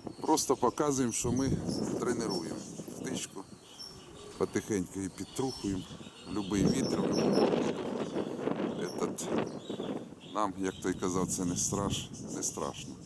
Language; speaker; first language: Ukrainian; non-native, local second language; Russian